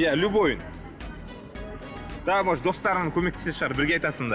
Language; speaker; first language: Kazakh; native; Kazakh